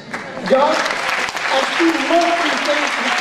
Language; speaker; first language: Catalan; non-native, local second language; Spanish